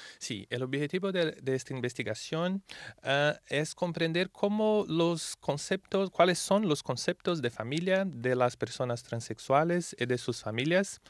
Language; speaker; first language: Spanish; non-native, fluent; Portuguese